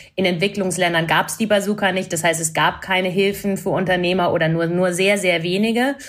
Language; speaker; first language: German; non-native, fluent; English